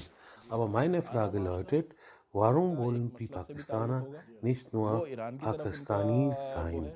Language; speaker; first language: German; non-native, learner; Urdu